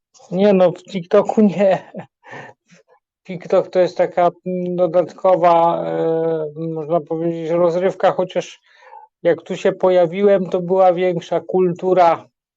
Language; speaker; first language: Polish; native; Polish